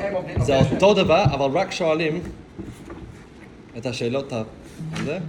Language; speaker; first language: Hebrew; non-native, fluent; English